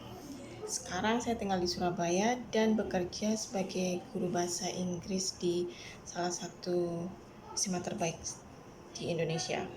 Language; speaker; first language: Indonesian; non-native, local second language; Javanese